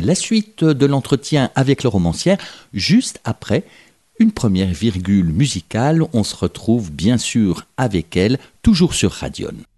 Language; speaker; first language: French; native; French